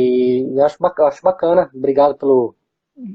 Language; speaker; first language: Portuguese; native; Portuguese